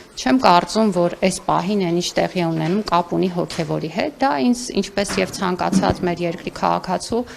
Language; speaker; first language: Armenian; native; Armenian